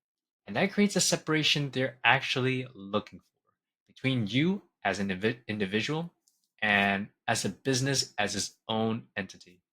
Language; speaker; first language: English; native; English